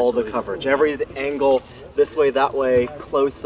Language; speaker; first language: English; native; English